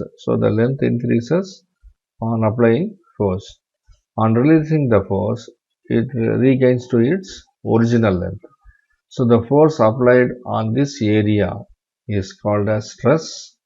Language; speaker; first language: English; non-native, local second language; Tamil